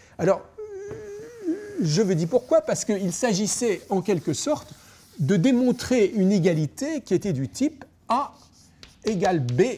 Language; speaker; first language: French; native; French